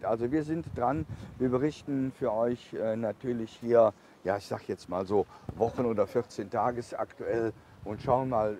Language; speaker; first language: German; native; German